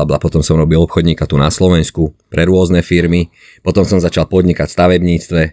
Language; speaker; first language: Slovak; non-native, local second language; Hungarian